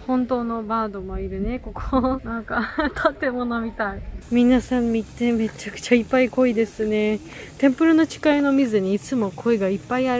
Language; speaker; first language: Japanese; non-native, learner; Georgian